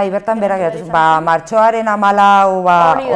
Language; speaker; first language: Basque; non-native, local second language; Spanish